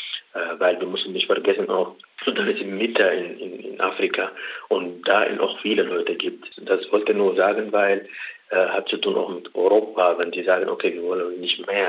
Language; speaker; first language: German; non-native, learner; Arabic